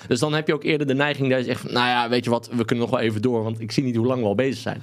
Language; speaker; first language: Dutch; native; Dutch